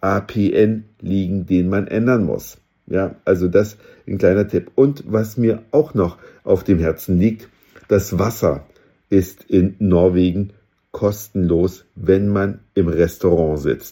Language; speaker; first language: German; native; German